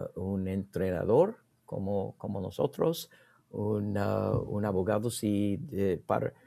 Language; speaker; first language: Spanish; non-native, learner; English